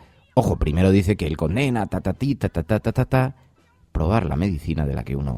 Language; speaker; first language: Spanish; native; Spanish